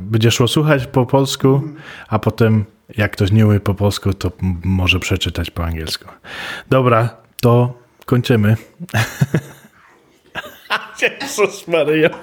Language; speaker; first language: Polish; early bilingual, heritage; Polish